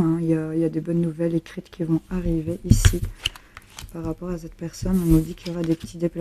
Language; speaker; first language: French; native; French